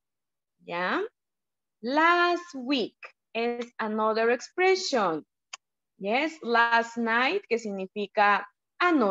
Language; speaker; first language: English; non-native, learner; Spanish